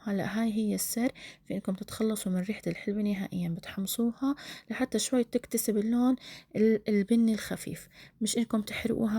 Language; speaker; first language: Arabic; native; Arabic